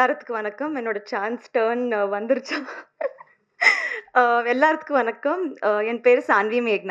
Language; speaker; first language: Tamil; non-native, learner; Telugu